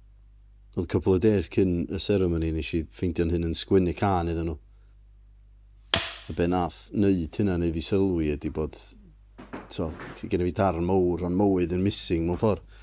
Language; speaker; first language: Welsh; native; Welsh